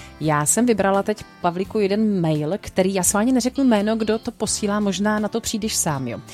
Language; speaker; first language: Czech; native; Czech